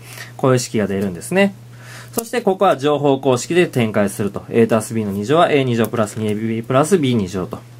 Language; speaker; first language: Japanese; native; Japanese